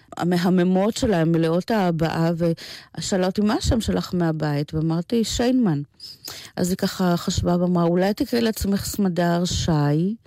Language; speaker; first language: Hebrew; native; Hebrew